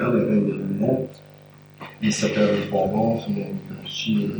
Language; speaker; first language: French; native; French